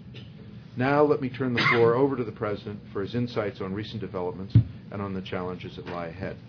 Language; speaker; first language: English; native; English